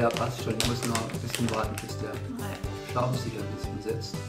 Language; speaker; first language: German; native; German